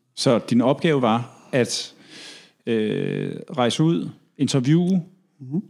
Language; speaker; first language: Danish; native; Danish